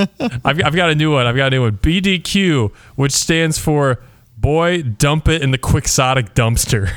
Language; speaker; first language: English; native; English